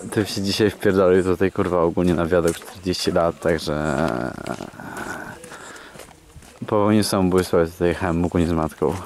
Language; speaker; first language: Polish; native; Polish